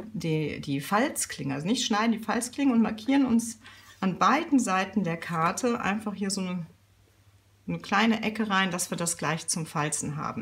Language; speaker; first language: German; native; German